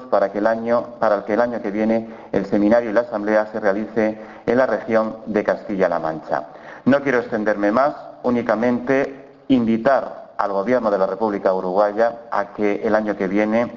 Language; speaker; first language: Spanish; native; Spanish